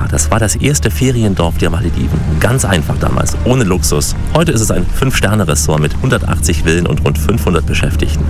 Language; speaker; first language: German; native; German